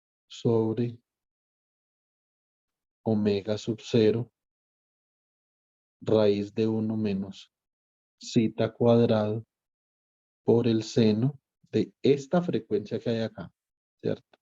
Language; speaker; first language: Spanish; native; Spanish